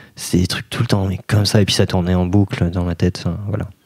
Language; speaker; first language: French; native; French